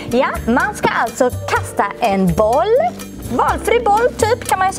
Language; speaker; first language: Swedish; native; Swedish